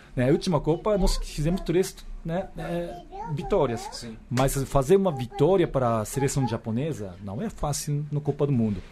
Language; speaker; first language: Portuguese; non-native, fluent; Japanese